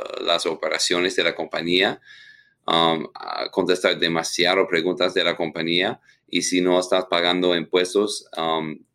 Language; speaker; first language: Spanish; non-native, learner; English